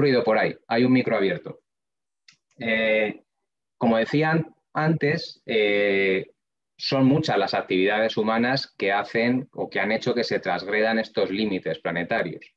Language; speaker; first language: Spanish; native; Spanish